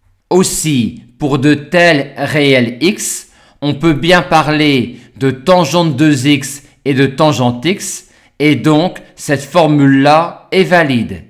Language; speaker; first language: French; native; French